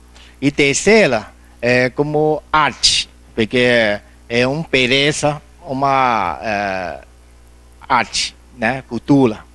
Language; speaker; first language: Portuguese; non-native, learner; Chinese